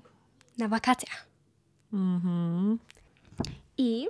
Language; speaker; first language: Polish; early bilingual, heritage; Polish